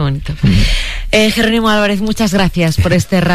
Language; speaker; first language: Spanish; native; Spanish